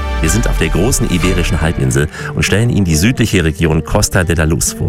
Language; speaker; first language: German; native; German